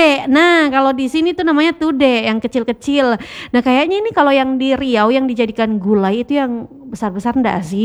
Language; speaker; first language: Indonesian; native; Indonesian